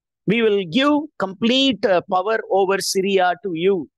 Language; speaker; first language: English; non-native, local second language; Tamil